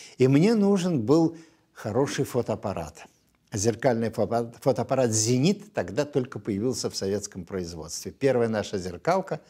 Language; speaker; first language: Russian; native; Russian